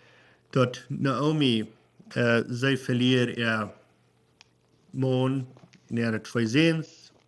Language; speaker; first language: German; non-native, learner; Plautdietsch